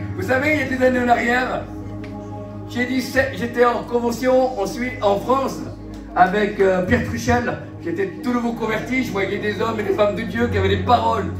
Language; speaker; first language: French; early bilingual, other home language; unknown